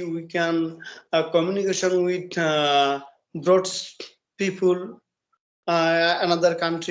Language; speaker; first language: English; non-native, learner; Bangla